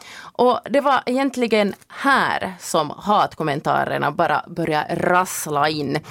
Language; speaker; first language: Swedish; native; Swedish